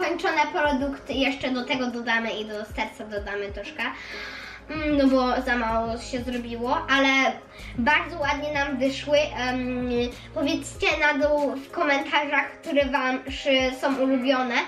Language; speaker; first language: Polish; early bilingual, heritage; Polish